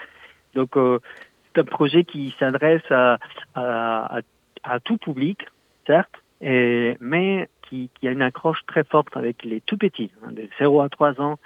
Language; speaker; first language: French; non-native, fluent; Spanish